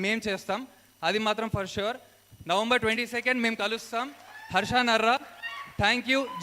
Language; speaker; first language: Telugu; native; Telugu